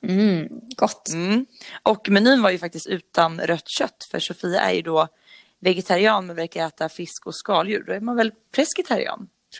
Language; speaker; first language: Swedish; native; Swedish